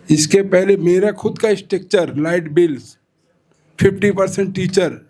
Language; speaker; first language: Hindi; non-native, local second language; Marathi